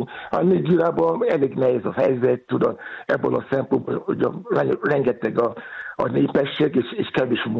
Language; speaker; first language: Hungarian; non-native, learner; Yoruba